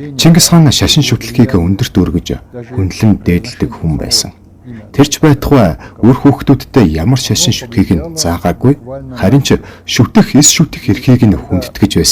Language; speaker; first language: Mongolian; native; Mongolian